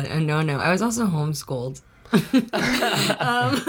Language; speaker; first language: English; early bilingual, other home language; Spanish